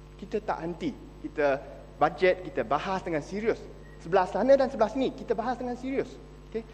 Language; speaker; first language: Malay; non-native, local second language; Chinese